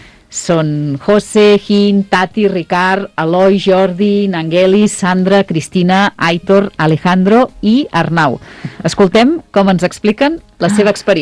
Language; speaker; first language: Catalan; native; Catalan